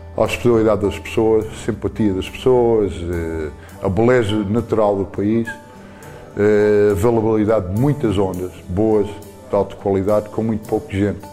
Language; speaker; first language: Portuguese; non-native, fluent; English